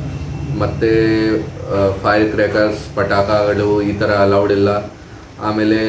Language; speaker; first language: Kannada; non-native, fluent; Hindi